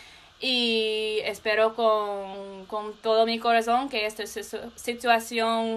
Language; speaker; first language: Spanish; non-native, learner; English